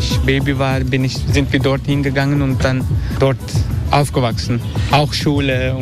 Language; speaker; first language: German; non-native, learner; Dutch